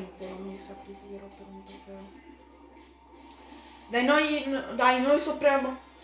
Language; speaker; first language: Italian; native; Italian